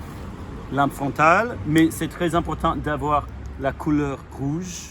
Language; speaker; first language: French; non-native, fluent; English